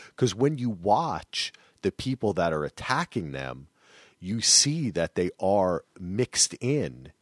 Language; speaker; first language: English; native; English